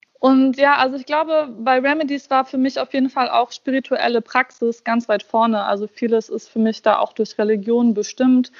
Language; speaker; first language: German; early bilingual, other home language; Persian